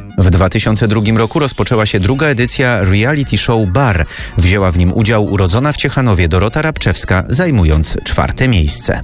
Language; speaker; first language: Polish; native; Polish